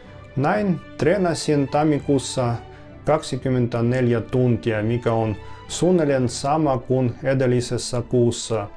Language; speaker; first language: Finnish; non-native, fluent; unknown